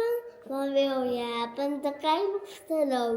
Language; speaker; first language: Dutch; early bilingual, other home language; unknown